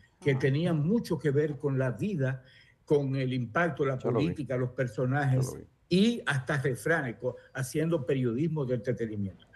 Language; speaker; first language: Spanish; native; Spanish